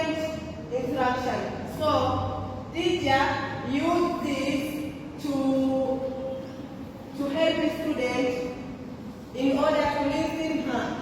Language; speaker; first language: English; non-native, local second language; Swahili